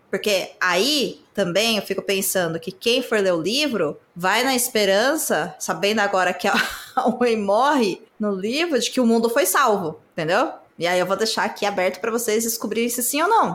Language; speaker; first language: Portuguese; native; Portuguese